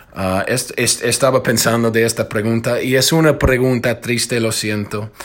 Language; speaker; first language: Spanish; non-native, fluent; English